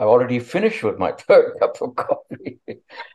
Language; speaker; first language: English; non-native, local second language; Kannada